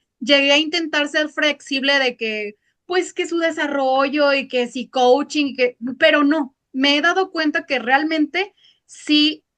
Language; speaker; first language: Spanish; native; Spanish